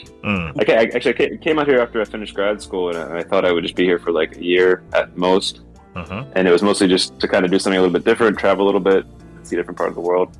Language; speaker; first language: English; native; English